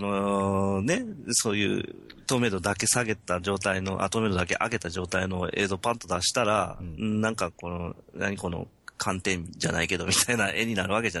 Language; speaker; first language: Japanese; native; Japanese